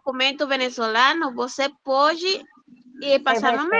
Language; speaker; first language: Portuguese; non-native, learner; Spanish